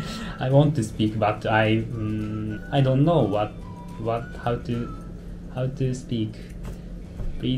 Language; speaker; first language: English; non-native, learner; Japanese